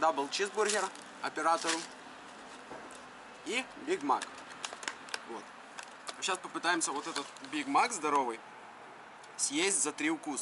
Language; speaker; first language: Russian; native; Russian